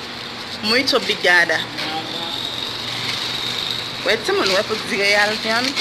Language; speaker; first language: Portuguese; non-native, learner; Haitian Creole